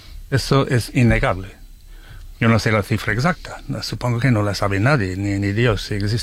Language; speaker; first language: Spanish; non-native, fluent; English